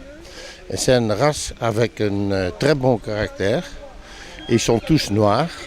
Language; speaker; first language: French; non-native, fluent; Dutch